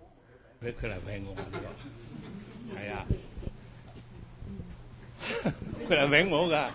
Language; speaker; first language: Cantonese; early bilingual, heritage; Cantonese